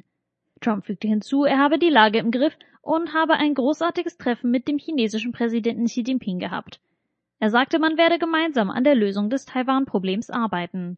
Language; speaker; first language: German; native; German